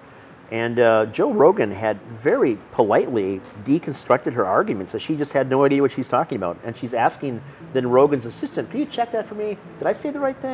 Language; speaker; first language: English; native; English